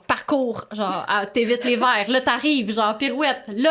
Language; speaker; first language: French; native; French